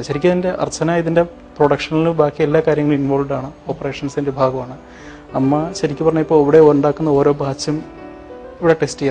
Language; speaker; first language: Malayalam; native; Malayalam